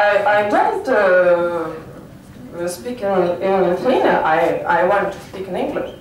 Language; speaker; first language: English; non-native, learner; Lithuanian